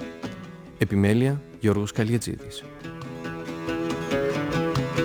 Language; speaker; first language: Greek; native; Greek